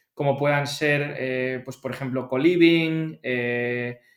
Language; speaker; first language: Spanish; native; Spanish